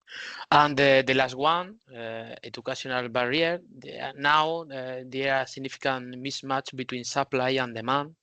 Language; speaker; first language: English; non-native, learner; Spanish